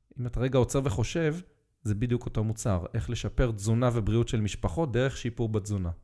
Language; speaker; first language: Hebrew; native; Hebrew